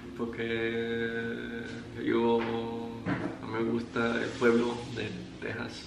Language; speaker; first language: Spanish; early bilingual, heritage; Spanish